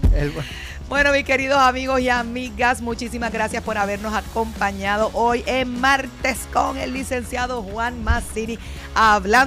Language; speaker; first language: Spanish; native; Spanish